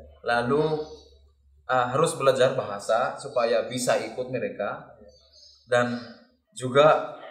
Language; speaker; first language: Indonesian; non-native, learner; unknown